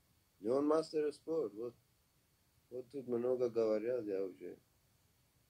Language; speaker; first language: Russian; non-native, learner; Persian